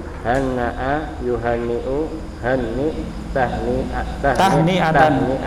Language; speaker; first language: Arabic; non-native, learner; Indonesian